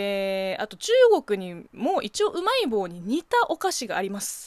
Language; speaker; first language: Japanese; non-native, fluent; Chinese